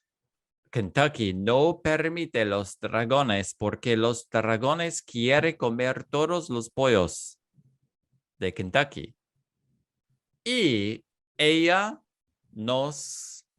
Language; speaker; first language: Spanish; non-native, learner; English